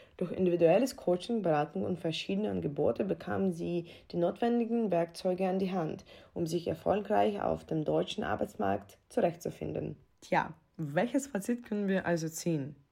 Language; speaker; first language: German; non-native, fluent; Ukrainian